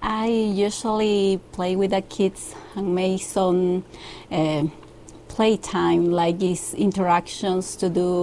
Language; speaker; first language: English; non-native, fluent; Spanish